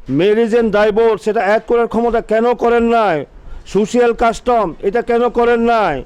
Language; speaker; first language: Bangla; non-native, local second language; Chakma